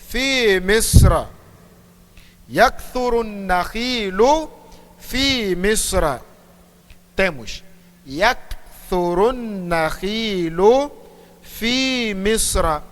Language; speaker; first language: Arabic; non-native, fluent; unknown